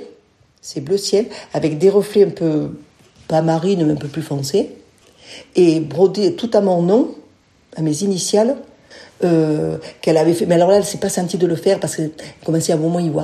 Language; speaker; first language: French; native; French